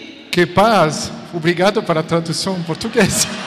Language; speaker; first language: Portuguese; non-native, learner; French